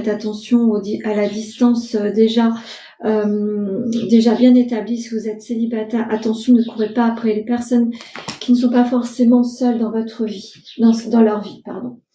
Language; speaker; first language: French; native; French